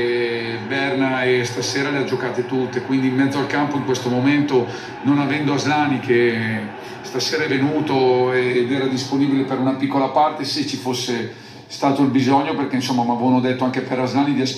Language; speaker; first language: Italian; native; Italian